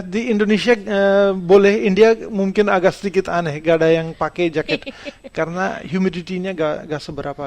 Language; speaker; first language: Indonesian; non-native, fluent; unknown